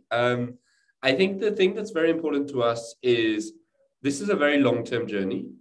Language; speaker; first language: English; native; English